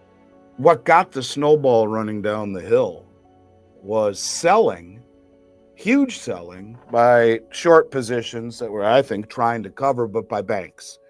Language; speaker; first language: English; native; English